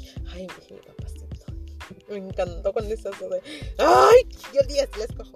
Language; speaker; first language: Spanish; early bilingual, heritage; Spanish